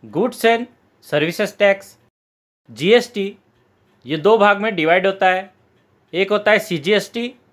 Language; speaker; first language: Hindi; non-native, local second language; Marathi